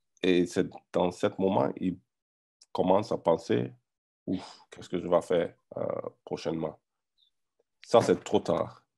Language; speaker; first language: French; non-native, learner; English